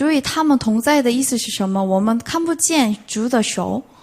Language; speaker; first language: Chinese; non-native, fluent; Korean